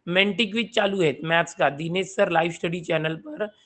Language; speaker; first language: Hindi; non-native, local second language; Marathi